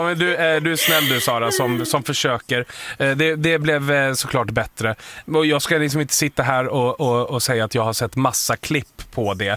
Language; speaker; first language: Swedish; native; Swedish